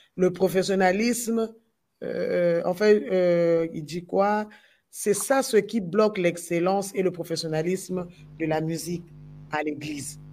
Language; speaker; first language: French; non-native, local second language; Lingala